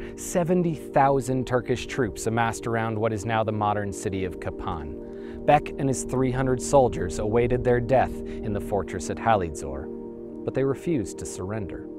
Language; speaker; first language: English; native; English